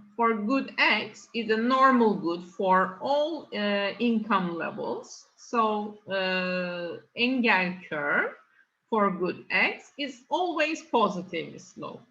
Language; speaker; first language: English; non-native, fluent; Turkish